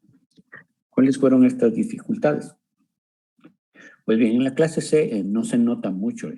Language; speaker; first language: Spanish; native; Spanish